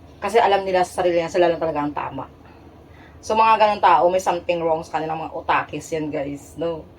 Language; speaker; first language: Filipino; non-native, local second language; Hiligaynon